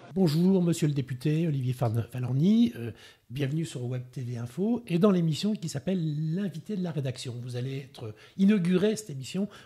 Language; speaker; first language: French; native; French